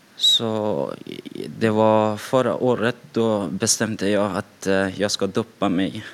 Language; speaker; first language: Swedish; non-native, fluent; Persian